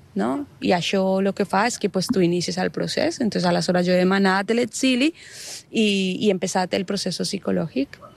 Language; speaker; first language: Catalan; non-native, fluent; Spanish